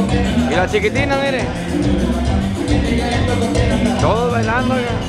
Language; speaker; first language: Spanish; native; Spanish